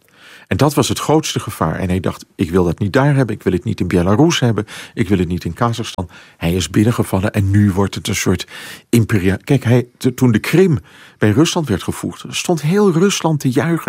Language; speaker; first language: Dutch; native; Dutch